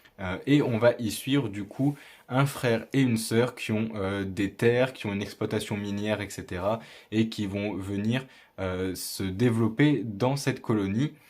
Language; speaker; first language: French; native; French